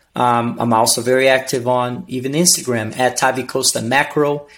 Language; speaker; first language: English; non-native, fluent; Portuguese